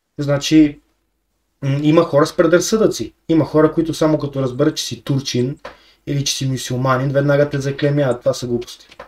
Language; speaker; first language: Bulgarian; native; Bulgarian